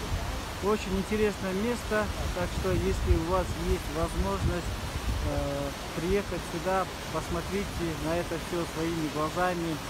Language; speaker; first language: Russian; non-native, local second language; Kyrgyz